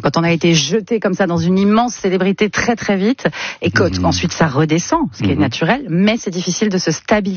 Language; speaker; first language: French; native; French